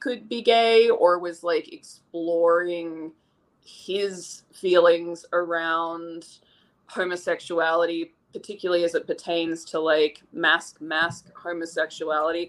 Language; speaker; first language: English; native; English